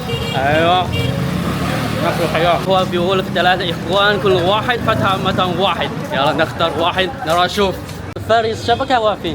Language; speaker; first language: Arabic; non-native, fluent; Chinese